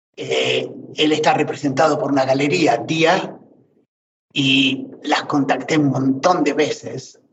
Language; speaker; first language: Spanish; native; Spanish